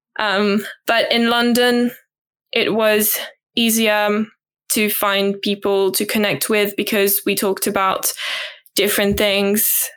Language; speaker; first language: English; non-native, fluent; French